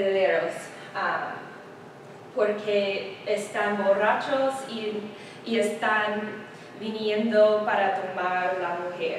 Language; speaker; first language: Spanish; non-native, learner; English